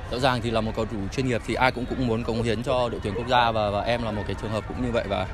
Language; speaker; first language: Vietnamese; early bilingual, heritage; Vietnamese